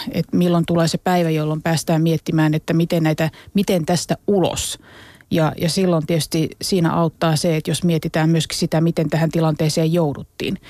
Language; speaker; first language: Finnish; native; Finnish